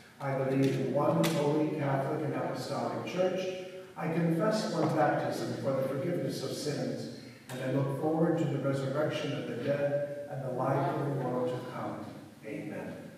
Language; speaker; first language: English; native; English